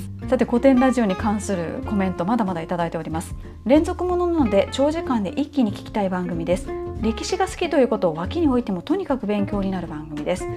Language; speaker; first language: Japanese; native; Japanese